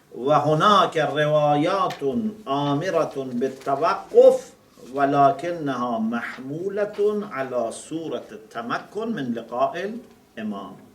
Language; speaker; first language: Arabic; non-native, fluent; Persian